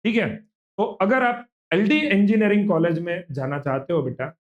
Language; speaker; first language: Hindi; non-native, local second language; Gujarati